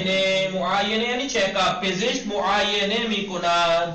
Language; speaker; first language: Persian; non-native, fluent; Urdu